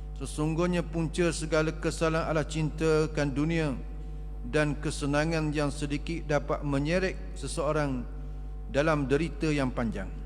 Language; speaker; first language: Malay; native; Malay